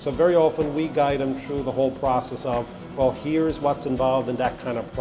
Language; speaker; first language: English; native; English